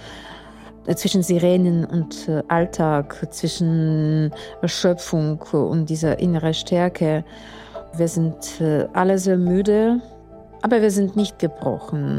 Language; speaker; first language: German; non-native, fluent; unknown